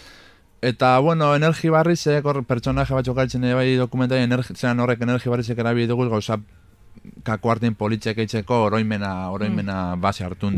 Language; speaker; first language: Basque; native; Basque